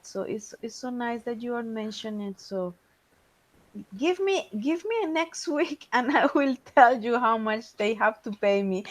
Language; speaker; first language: English; non-native, fluent; Spanish